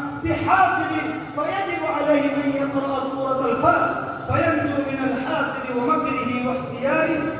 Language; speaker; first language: Arabic; non-native, learner; Urdu